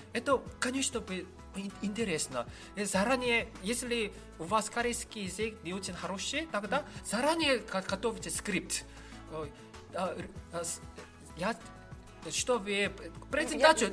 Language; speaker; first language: Russian; non-native, learner; Korean